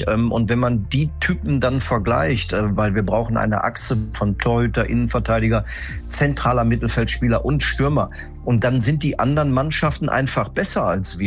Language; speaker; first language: German; native; German